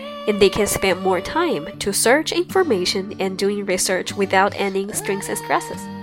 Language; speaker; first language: English; non-native, fluent; Chinese